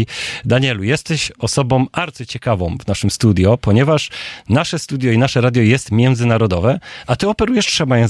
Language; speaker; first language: Polish; native; Polish